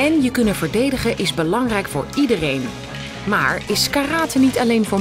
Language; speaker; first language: Dutch; native; Dutch